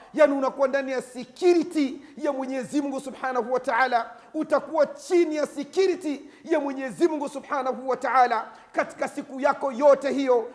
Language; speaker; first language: Swahili; native; Swahili